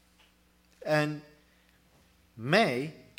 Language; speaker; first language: English; non-native, learner; Turkish